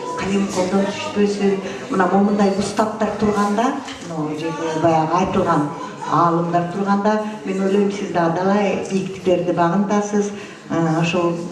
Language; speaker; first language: Kyrgyz; non-native, local second language; Russian